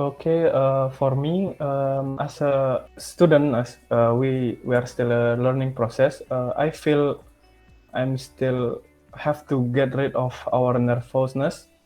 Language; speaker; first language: English; non-native, learner; Indonesian